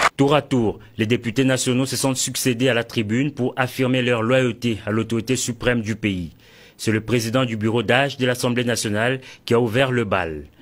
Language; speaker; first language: French; non-native, local second language; Lingala